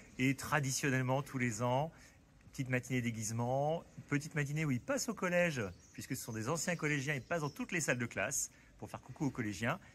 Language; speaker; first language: French; native; French